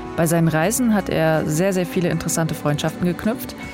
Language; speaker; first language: German; native; German